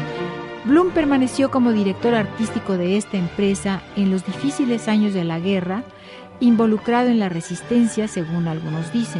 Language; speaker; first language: Spanish; native; Spanish